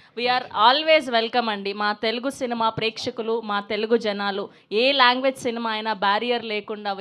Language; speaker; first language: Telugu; native; Telugu